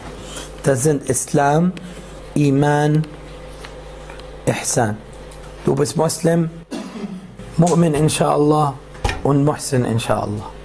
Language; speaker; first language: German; non-native, fluent; Arabic